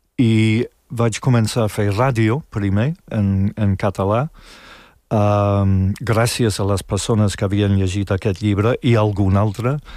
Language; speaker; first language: Catalan; non-native, fluent; English